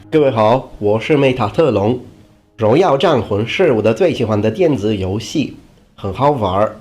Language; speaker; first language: Chinese; non-native, learner; Italian